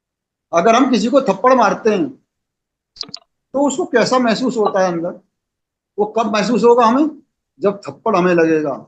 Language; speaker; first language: Hindi; native; Hindi